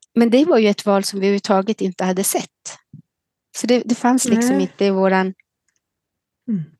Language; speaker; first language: Swedish; native; Swedish